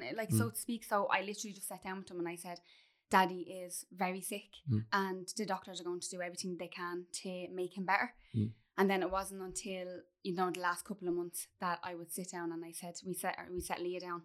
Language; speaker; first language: English; native; English